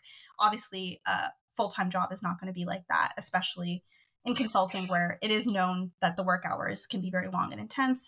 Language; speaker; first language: English; native; English